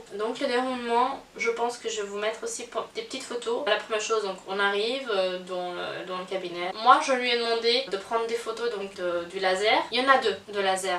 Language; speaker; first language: French; native; French